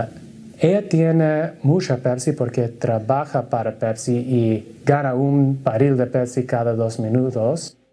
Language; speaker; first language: Spanish; non-native, learner; English